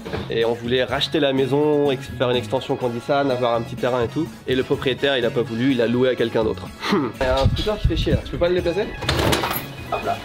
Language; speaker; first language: French; native; French